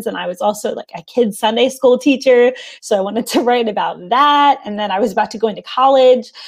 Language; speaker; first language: English; native; English